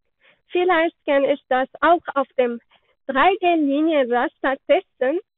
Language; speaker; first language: German; non-native, learner; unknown